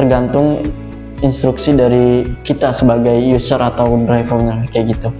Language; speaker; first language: Indonesian; native; Indonesian